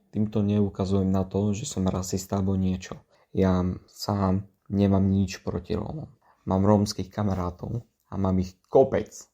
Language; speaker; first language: Slovak; native; Slovak